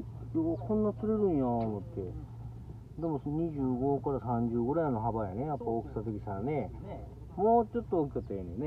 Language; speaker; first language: Japanese; native; Japanese